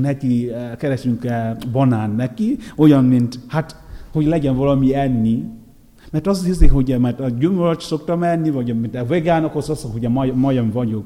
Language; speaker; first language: Hungarian; non-native, fluent; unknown